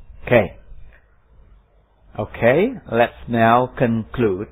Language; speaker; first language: English; non-native, fluent; Indonesian